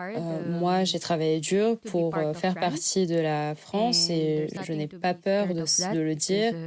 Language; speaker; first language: French; non-native, fluent; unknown